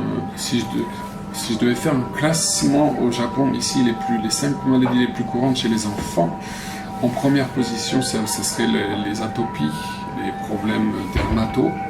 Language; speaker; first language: French; non-native, fluent; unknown